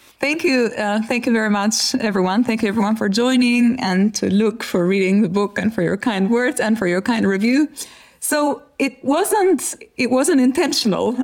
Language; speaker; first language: English; non-native, fluent; Albanian